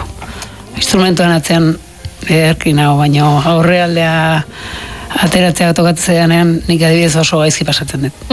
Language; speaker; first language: Basque; native; Basque